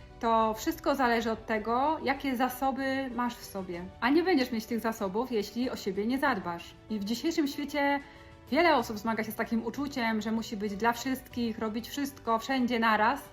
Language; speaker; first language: Polish; native; Polish